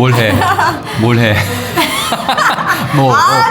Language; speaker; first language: Korean; native; Korean